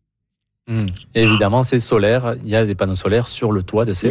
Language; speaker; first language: French; native; French